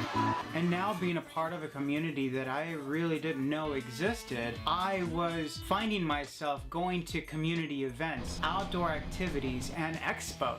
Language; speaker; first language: English; native; English